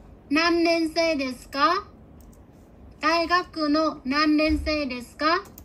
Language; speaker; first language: Japanese; non-native, fluent; Bangla